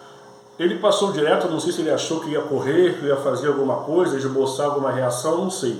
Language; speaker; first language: Portuguese; native; Portuguese